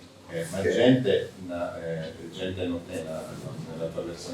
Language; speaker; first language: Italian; non-native, fluent; Portuguese